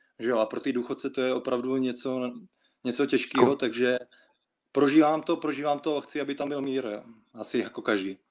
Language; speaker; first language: Czech; early bilingual, other home language; Russian